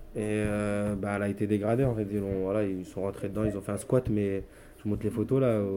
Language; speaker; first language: French; native; French